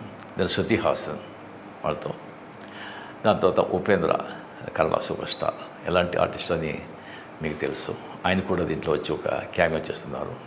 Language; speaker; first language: Telugu; non-native, local second language; Marathi